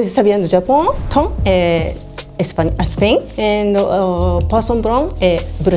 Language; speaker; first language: French; non-native, learner; Japanese